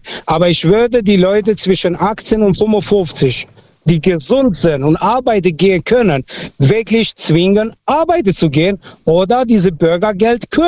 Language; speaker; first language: German; non-native, fluent; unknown